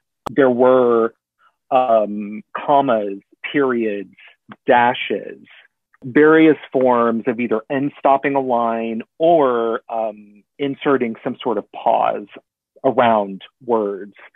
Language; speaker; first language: English; native; English